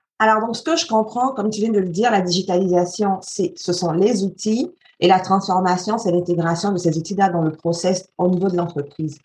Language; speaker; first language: French; native; French